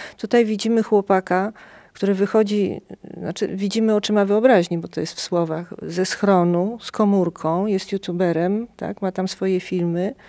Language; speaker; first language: Polish; native; Polish